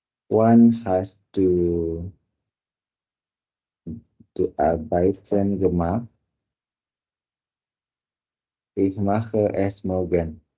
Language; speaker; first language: German; non-native, learner; Indonesian